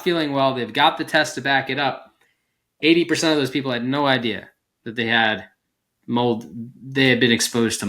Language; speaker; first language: English; native; English